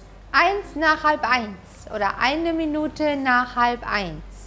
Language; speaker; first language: German; native; German